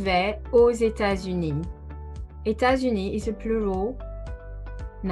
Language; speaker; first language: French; non-native, fluent; English